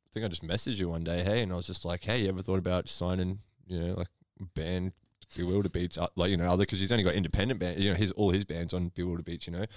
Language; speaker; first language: English; native; English